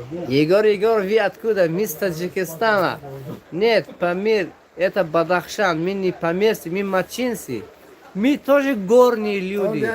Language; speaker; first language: Russian; non-native, local second language; Tajik